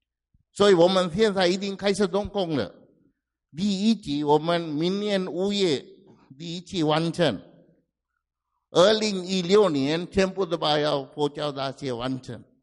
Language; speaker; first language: Chinese; non-native, fluent; Sinhala